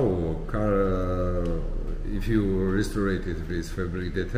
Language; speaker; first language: English; non-native, learner; Georgian